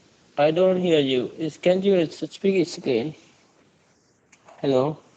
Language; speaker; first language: English; non-native, learner; Vietnamese